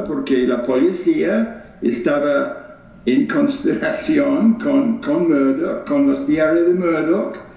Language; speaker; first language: Spanish; non-native, fluent; English